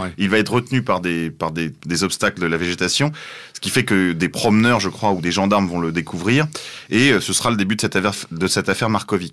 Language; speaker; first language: French; native; French